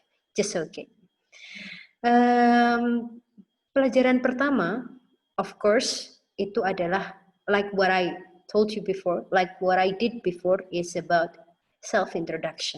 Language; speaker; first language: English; non-native, fluent; Indonesian